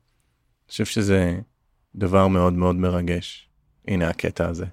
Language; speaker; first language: Hebrew; native; Hebrew